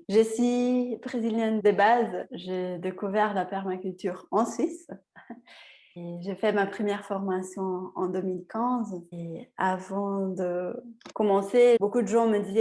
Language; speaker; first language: French; non-native, fluent; Portuguese